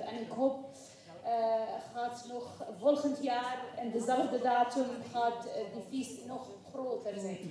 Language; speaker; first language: Dutch; non-native, learner; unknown